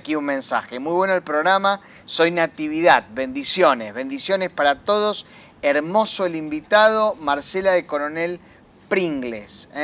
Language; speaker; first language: Spanish; native; Spanish